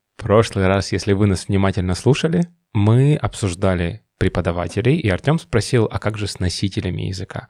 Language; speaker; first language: Russian; native; Russian